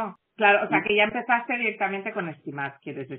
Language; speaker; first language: Spanish; native; Spanish